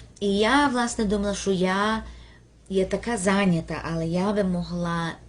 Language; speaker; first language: Ukrainian; early bilingual, heritage; Ukrainian